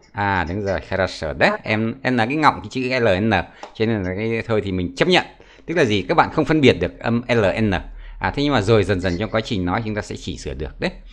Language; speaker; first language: Vietnamese; native; Vietnamese